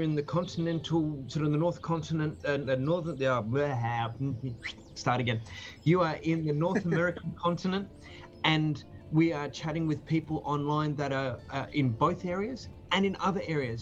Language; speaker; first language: English; native; English